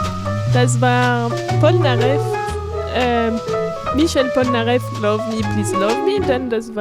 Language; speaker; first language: German; non-native, fluent; French